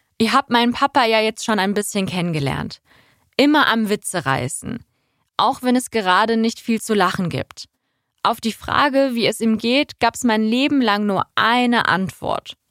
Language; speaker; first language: German; early bilingual, other home language; Persian